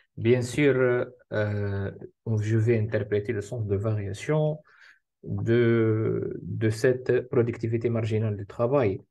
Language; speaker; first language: French; non-native, local second language; Arabic